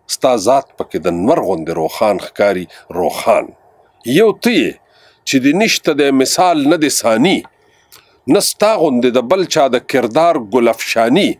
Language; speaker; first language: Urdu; non-native, local second language; Pashto